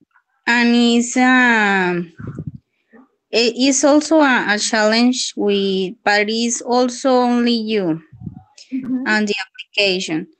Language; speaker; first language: English; non-native, learner; Spanish